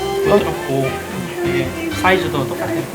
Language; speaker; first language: Korean; non-native, fluent; Vietnamese